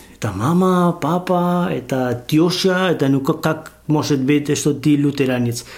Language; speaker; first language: Russian; non-native, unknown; Spanish